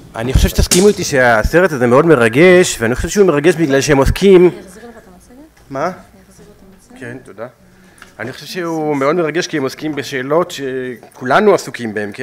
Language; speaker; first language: Hebrew; native; Hebrew